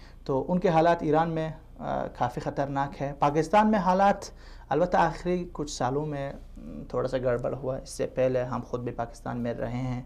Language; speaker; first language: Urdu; non-native, fluent; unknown